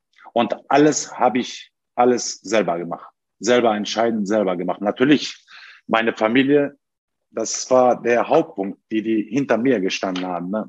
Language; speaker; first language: German; non-native, learner; Turkish